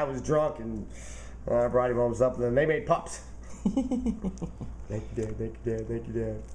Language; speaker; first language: English; native; English